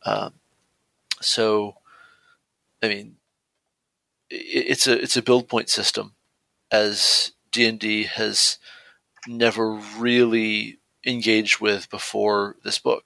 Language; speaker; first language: English; native; English